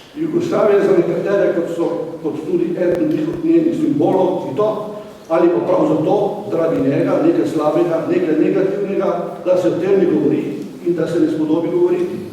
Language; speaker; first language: Slovenian; native; Slovenian